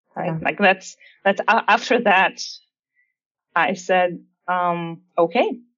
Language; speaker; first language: English; non-native, fluent; Russian